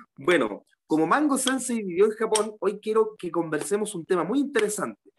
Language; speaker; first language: Spanish; native; Spanish